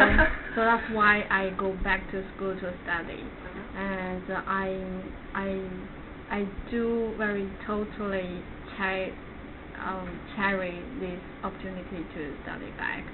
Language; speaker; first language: English; non-native, learner; Chinese